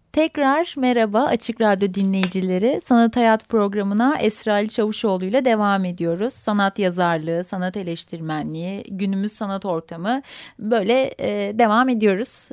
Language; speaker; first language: Turkish; native; Turkish